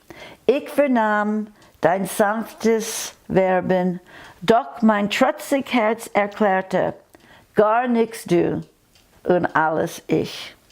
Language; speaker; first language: German; non-native, fluent; English